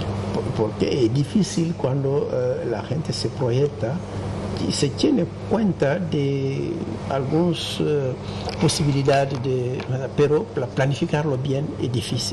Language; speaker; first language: Spanish; non-native, fluent; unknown